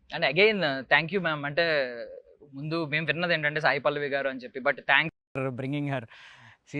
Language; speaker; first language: Telugu; native; Telugu